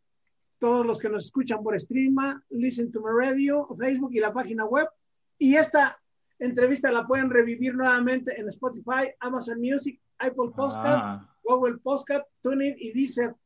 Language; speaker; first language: Spanish; native; Spanish